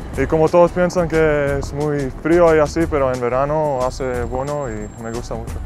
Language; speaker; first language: Spanish; non-native, fluent; Latvian